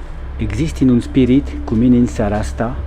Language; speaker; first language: Romanian; non-native, learner; French